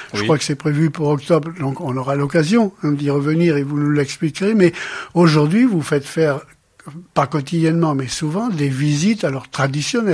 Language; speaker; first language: French; native; French